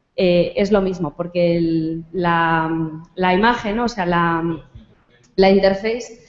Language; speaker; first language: Spanish; non-native, local second language; Galician